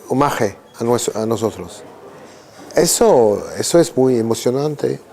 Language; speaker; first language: Spanish; early bilingual, heritage; Spanish